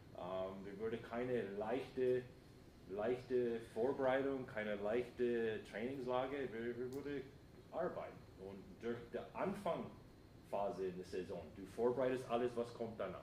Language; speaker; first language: German; non-native, fluent; English